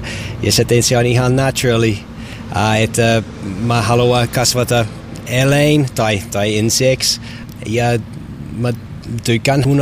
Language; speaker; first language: Finnish; non-native, fluent; English